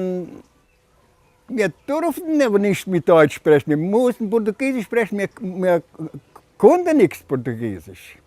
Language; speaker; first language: German; early bilingual, heritage; German